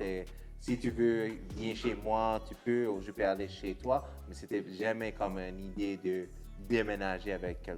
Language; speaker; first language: French; non-native, local second language; English